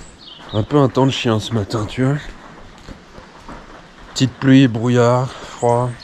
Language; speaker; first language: French; native; French